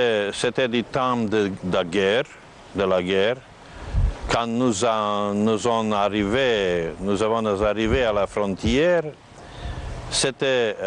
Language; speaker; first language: French; non-native, fluent; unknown